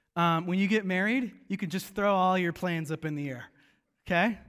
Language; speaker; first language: English; native; English